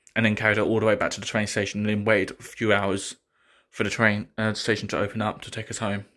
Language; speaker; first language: English; native; English